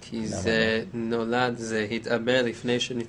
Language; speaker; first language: Hebrew; non-native, learner; English